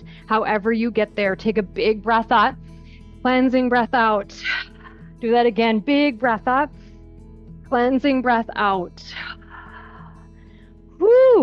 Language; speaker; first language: English; native; English